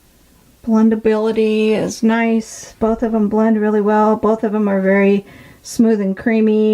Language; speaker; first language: English; native; English